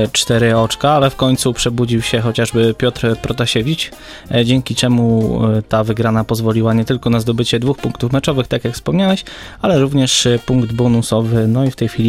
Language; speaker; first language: Polish; native; Polish